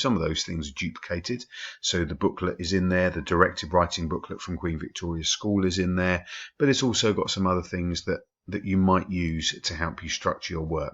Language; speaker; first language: English; native; English